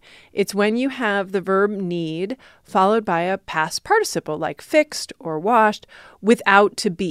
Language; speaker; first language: English; native; English